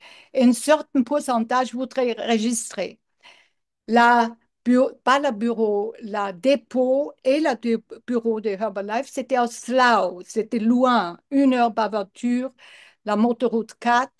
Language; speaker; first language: French; non-native, learner; English